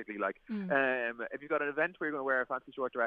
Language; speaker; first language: English; native; English